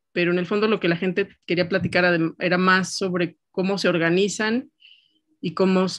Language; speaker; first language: Spanish; native; Spanish